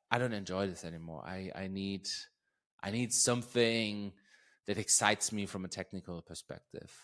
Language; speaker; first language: English; non-native, fluent; German